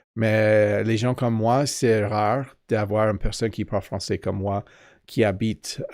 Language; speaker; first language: French; non-native, learner; English